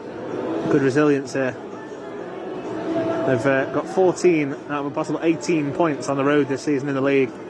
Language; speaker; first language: English; native; English